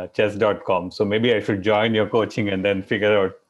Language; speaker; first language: English; non-native, local second language; Tamil